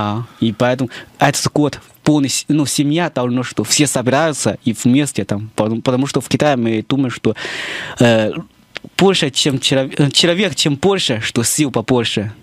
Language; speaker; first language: Russian; non-native, fluent; Chinese